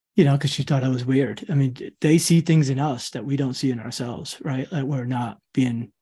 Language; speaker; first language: English; native; English